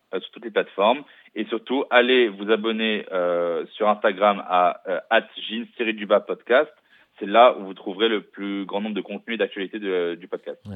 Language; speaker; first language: French; non-native, local second language; Arabic